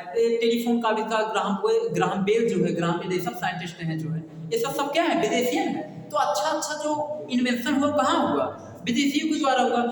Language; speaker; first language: Hindi; native; Hindi